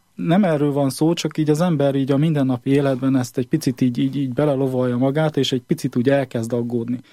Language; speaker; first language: Hungarian; native; Hungarian